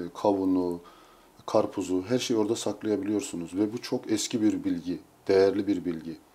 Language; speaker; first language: Turkish; native; Turkish